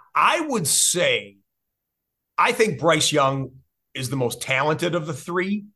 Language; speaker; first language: English; native; English